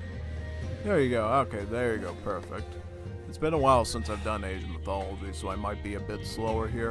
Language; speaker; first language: English; native; English